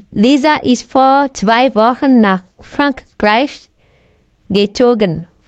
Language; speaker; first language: German; non-native, fluent; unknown